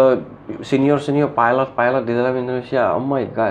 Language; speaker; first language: Indonesian; non-native, fluent; Arabic